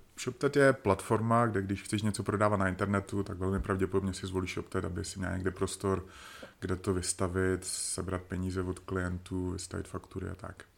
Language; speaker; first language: Czech; early bilingual, other home language; Slovak